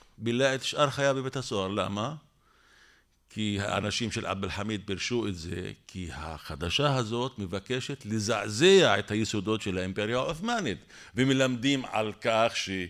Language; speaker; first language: Hebrew; non-native, local second language; Arabic